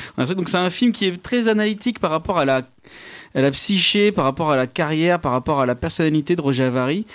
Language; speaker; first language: French; native; French